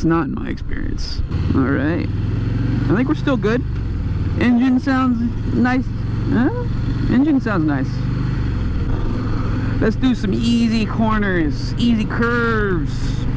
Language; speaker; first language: English; native; English